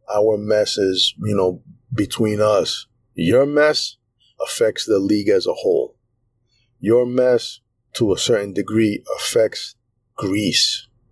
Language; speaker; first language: English; early bilingual, other home language; Greek